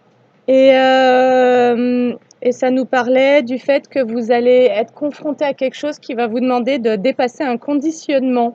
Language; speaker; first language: French; native; French